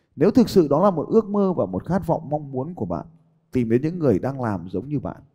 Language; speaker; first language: Vietnamese; native; Vietnamese